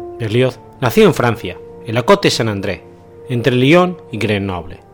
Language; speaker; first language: Spanish; native; Spanish